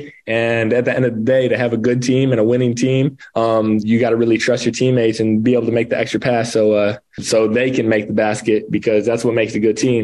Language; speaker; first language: English; native; English